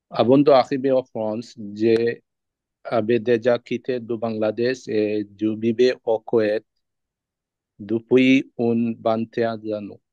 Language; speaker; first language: French; non-native, learner; Bangla